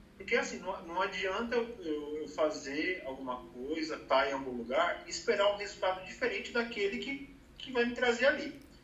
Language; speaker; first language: Portuguese; native; Portuguese